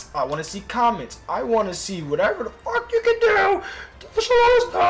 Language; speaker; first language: English; native; English